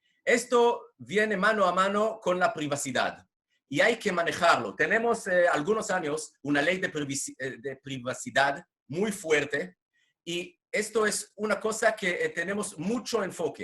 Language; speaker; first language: Spanish; non-native, fluent; Hebrew